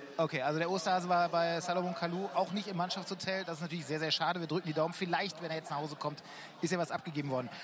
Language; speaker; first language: German; native; German